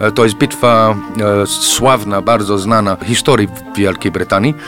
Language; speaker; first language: Polish; non-native, fluent; English